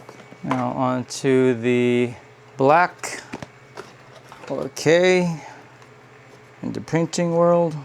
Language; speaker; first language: English; native; English